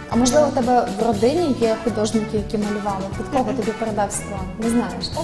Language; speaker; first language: Ukrainian; native; Ukrainian